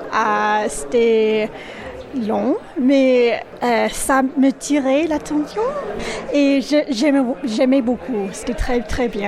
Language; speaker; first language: French; non-native, learner; English